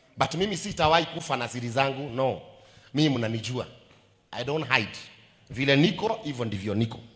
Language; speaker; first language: Swahili; native; Swahili